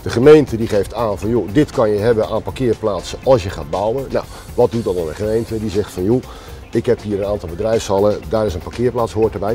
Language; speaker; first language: Dutch; native; Dutch